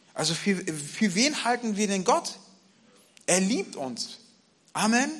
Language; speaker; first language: German; native; German